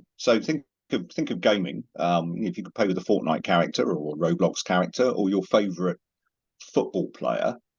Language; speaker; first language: English; native; English